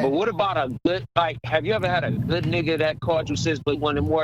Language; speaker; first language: English; native; English